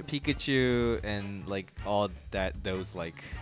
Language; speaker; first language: English; non-native, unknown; Japanese